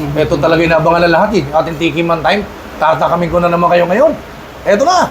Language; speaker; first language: Filipino; native; Filipino